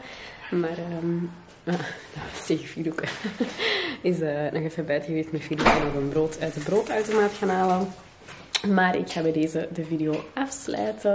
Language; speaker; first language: Dutch; native; Dutch